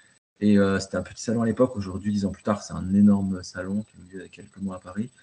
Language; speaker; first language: French; native; French